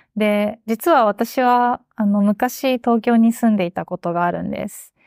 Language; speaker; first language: Japanese; native; Japanese